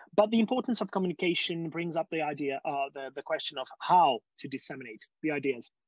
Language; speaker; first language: English; non-native, fluent; Hungarian